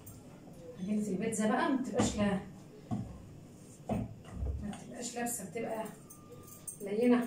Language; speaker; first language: Arabic; native; Arabic